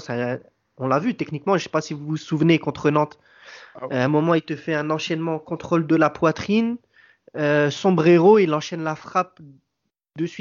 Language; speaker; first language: French; native; French